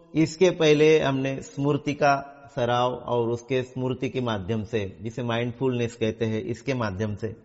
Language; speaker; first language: Hindi; non-native, local second language; Marathi